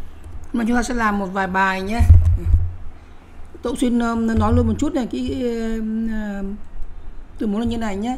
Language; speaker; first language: Vietnamese; native; Vietnamese